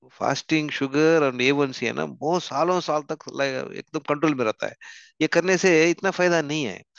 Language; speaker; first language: Hindi; non-native, local second language; Telugu